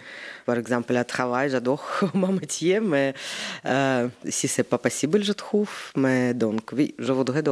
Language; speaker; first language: French; non-native, learner; Ukrainian